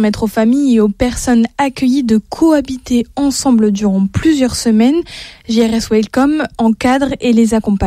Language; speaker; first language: French; native; French